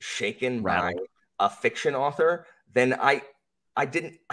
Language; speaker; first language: English; native; English